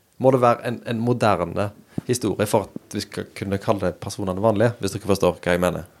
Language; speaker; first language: Norwegian; native; Norwegian